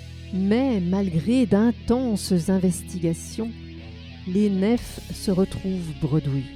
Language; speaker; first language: French; native; French